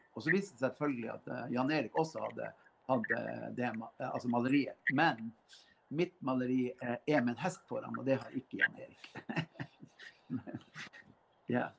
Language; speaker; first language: Norwegian; native; Norwegian